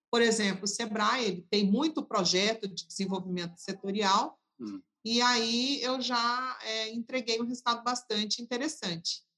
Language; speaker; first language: Portuguese; native; Portuguese